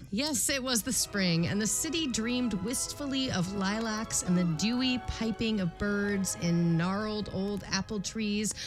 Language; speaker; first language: English; native; English